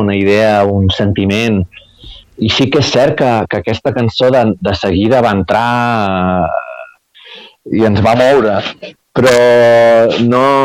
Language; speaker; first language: Catalan; native; Catalan